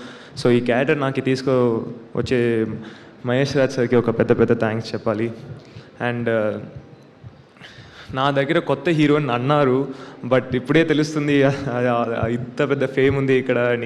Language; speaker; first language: Telugu; non-native, learner; Tamil